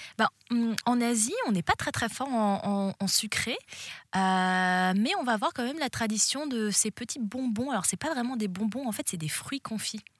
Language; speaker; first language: French; early bilingual, other home language; Cantonese